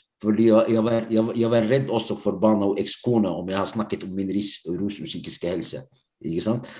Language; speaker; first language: Norwegian; non-native, fluent; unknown